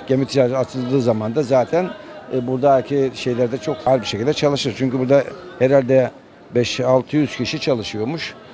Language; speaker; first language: Turkish; native; Turkish